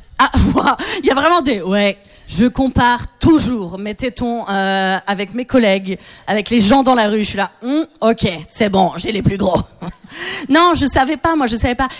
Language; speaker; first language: French; native; French